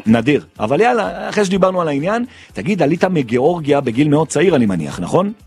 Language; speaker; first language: Hebrew; native; Hebrew